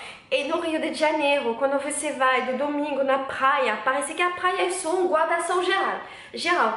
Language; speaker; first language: Portuguese; non-native, learner; French